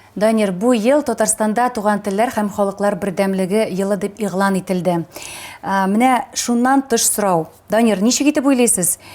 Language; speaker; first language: Tatar; native; Tatar